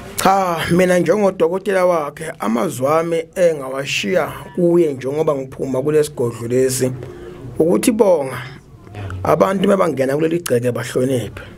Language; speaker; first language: Zulu; native; Zulu